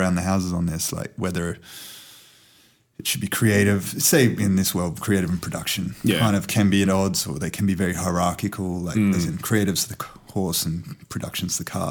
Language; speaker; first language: English; native; English